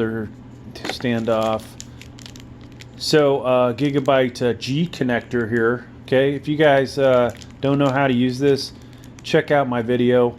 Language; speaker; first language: English; native; English